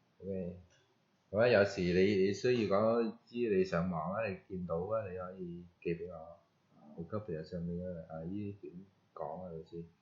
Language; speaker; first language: Cantonese; early bilingual, heritage; Cantonese